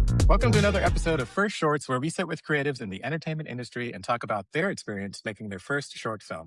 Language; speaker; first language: English; native; English